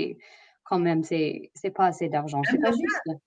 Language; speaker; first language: French; non-native, fluent; English